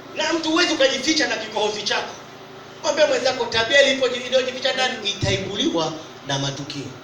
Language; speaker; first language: Swahili; native; Swahili